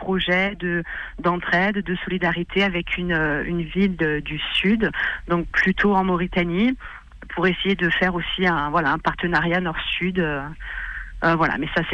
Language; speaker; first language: French; native; French